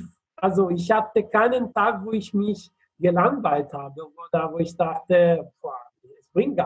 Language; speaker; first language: German; non-native, fluent; Italian